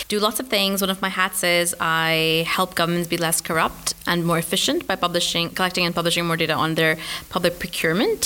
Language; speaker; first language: English; non-native, local second language; Urdu